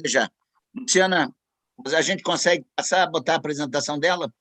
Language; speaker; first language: Portuguese; native; Portuguese